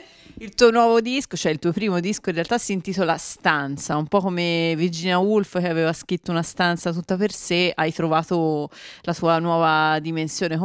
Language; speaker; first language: Italian; native; Italian